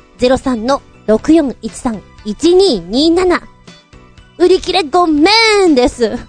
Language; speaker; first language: Japanese; native; Japanese